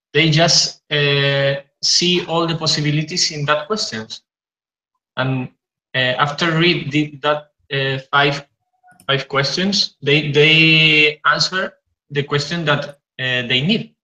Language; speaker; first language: English; non-native, fluent; Spanish